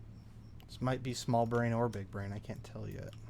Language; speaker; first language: English; native; English